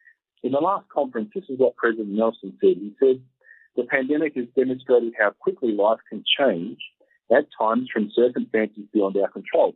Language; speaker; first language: English; native; English